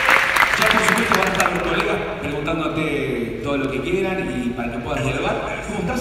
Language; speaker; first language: Spanish; native; Spanish